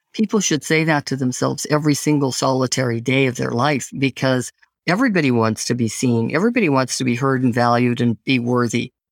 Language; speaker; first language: English; native; English